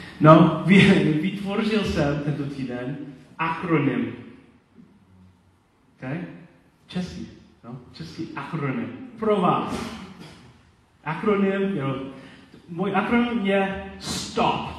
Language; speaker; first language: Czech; non-native, learner; Polish